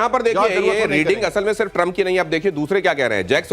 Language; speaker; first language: Hindi; native; Hindi